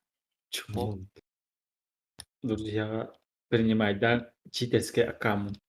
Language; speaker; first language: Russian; non-native, local second language; Yakut